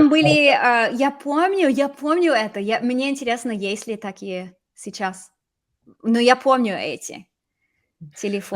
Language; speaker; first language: Russian; non-native, fluent; English